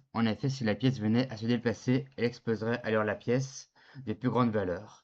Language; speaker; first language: French; native; French